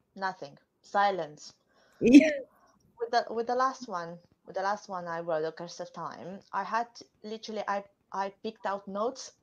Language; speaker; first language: English; non-native, fluent; Romanian